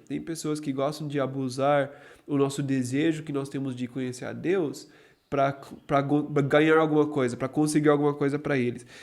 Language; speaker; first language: Portuguese; non-native, fluent; English